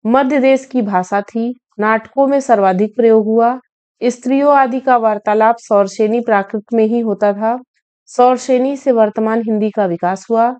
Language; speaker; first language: Hindi; native; Hindi